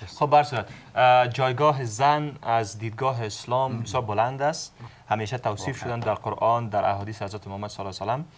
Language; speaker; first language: Persian; native; Persian